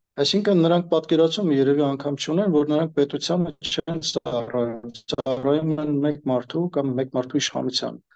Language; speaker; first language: Armenian; native; Armenian